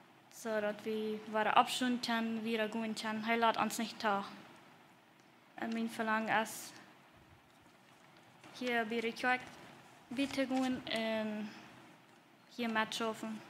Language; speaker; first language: German; non-native, learner; Plautdietsch